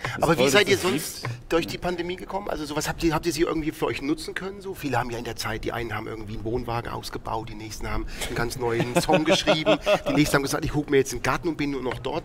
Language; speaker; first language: German; native; German